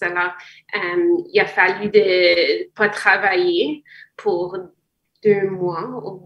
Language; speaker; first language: French; non-native, fluent; English